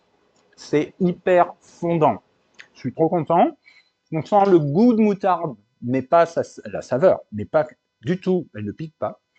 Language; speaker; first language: French; native; French